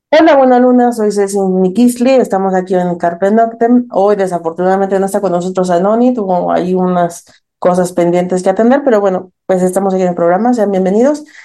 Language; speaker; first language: Spanish; native; Spanish